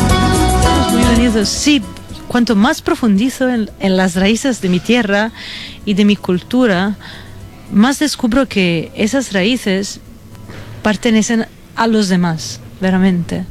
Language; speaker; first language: Spanish; non-native, fluent; Italian